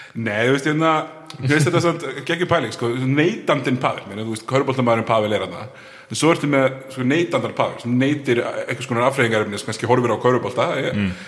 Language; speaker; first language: Icelandic; early bilingual, other home language; Russian